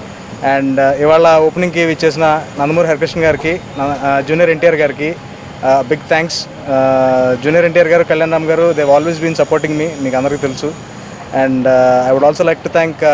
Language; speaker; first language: Telugu; native; Telugu